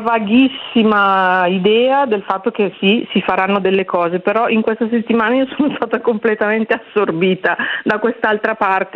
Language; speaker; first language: Italian; native; Italian